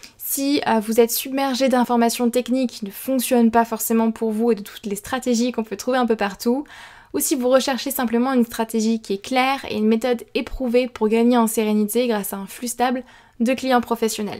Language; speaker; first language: French; native; French